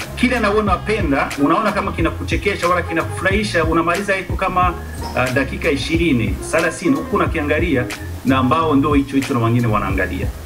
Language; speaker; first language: Swahili; non-native, local second language; Rundi